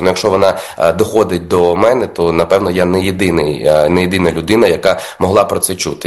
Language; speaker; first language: Ukrainian; native; Ukrainian